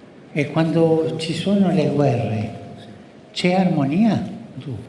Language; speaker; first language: Italian; non-native, fluent; Spanish